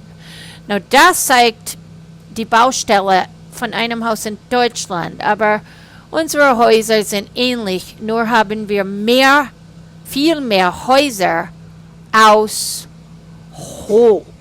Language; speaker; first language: German; non-native, fluent; English